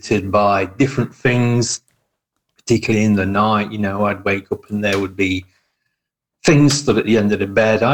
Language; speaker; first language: English; native; English